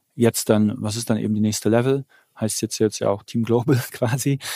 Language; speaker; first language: German; early bilingual, other home language; Polish